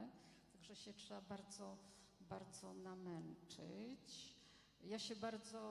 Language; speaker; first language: Polish; non-native, fluent; French